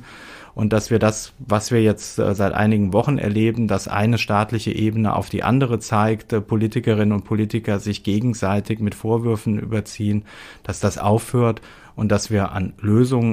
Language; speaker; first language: German; native; German